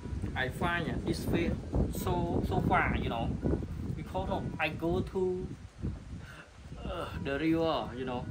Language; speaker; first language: English; non-native, learner; Khmer